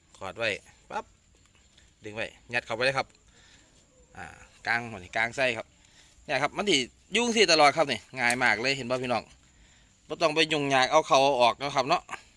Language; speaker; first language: Thai; native; Thai